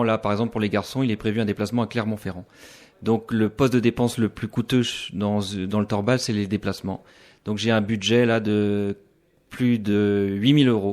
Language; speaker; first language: French; native; French